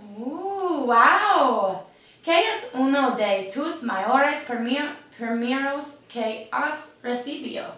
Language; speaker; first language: Spanish; non-native, learner; English